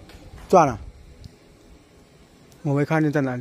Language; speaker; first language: Chinese; native; Chinese